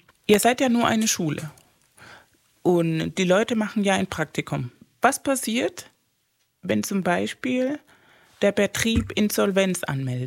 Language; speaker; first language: German; non-native, fluent; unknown